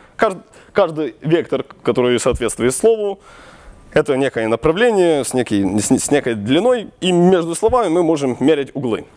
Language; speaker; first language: Russian; non-native, local second language; Ukrainian